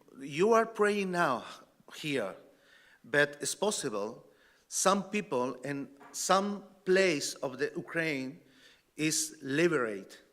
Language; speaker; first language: English; non-native, learner; Spanish